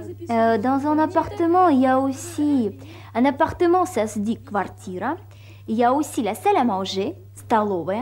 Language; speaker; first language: French; non-native, fluent; Russian